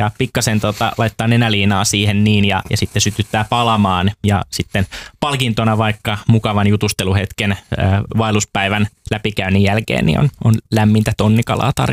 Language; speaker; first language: Finnish; native; Finnish